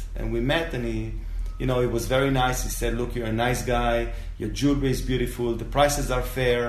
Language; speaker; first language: English; non-native, fluent; Spanish